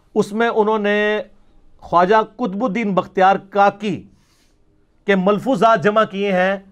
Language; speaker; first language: Urdu; non-native, local second language; Punjabi